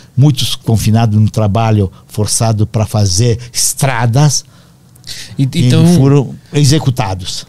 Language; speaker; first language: Portuguese; non-native, fluent; Romanian